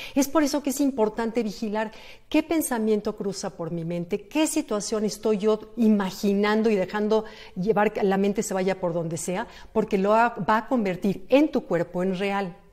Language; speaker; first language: Spanish; native; Spanish